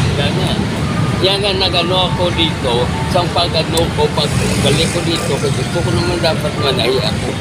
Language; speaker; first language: Filipino; non-native, local second language; Hiligaynon